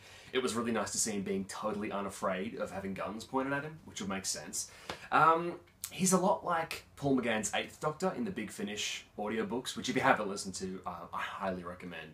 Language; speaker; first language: English; native; English